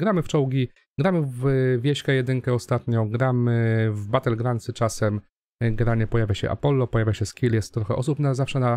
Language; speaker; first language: Polish; native; Polish